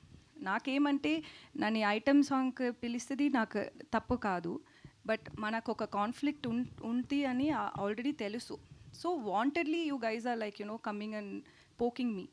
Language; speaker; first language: Telugu; non-native, learner; Tamil